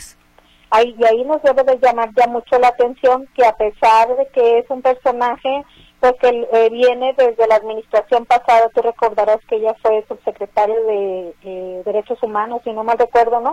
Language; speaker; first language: Spanish; native; Spanish